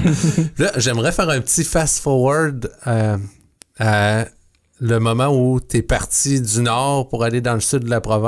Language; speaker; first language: French; native; French